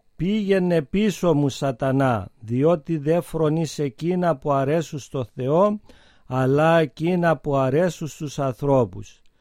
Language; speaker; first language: Greek; native; Greek